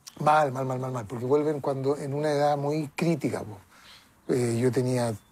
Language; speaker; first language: Spanish; early bilingual, heritage; Spanish